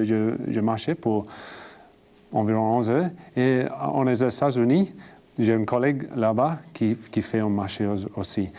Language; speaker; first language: French; non-native, learner; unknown